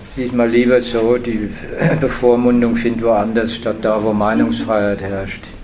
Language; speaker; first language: German; native; German